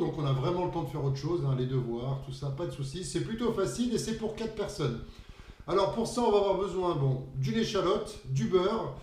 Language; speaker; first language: French; native; French